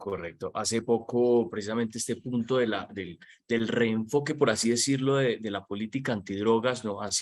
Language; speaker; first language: Spanish; native; Spanish